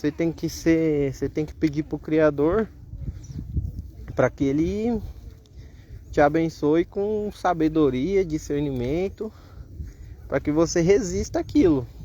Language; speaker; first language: Portuguese; native; Portuguese